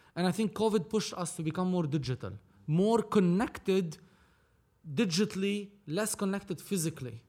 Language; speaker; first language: English; non-native, fluent; Arabic